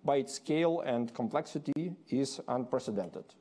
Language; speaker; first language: English; non-native, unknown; Ukrainian